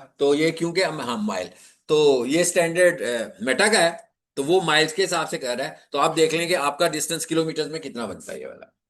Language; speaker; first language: Urdu; non-native, local second language; Punjabi